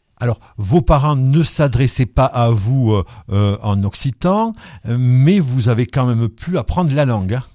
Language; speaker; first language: French; native; French